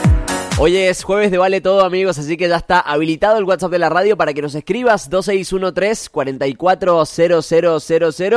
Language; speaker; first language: Spanish; native; Spanish